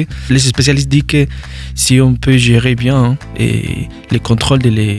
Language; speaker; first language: French; non-native, learner; Spanish